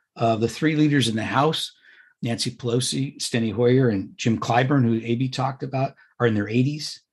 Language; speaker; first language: English; native; English